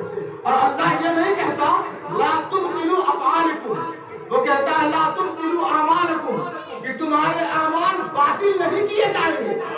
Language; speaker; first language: Urdu; native; Urdu